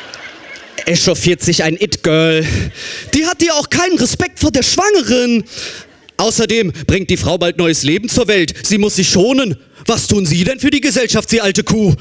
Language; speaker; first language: German; native; German